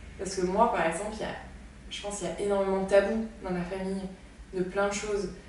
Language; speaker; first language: French; native; French